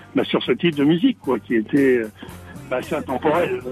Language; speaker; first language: French; native; French